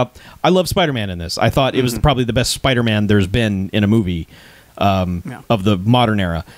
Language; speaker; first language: English; native; English